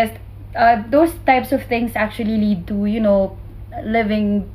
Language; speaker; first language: English; non-native, local second language; Filipino